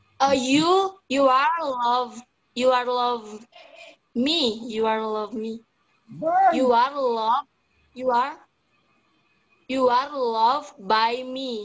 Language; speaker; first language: English; non-native, learner; Indonesian